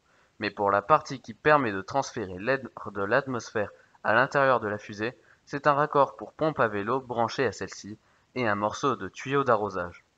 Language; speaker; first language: French; native; French